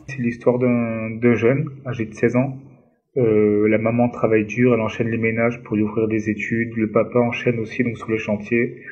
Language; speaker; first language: French; native; French